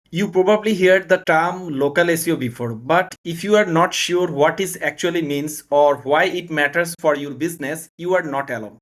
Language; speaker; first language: English; non-native, learner; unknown